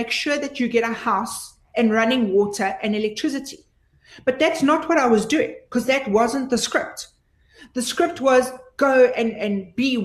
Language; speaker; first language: English; native; English